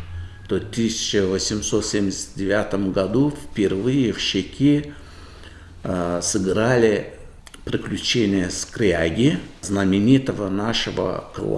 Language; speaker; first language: Russian; non-native, local second language; Azerbaijani